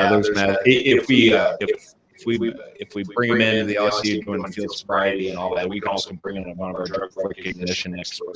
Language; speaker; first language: English; native; English